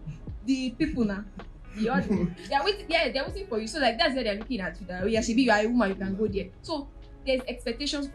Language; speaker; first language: English; non-native, local second language; Yoruba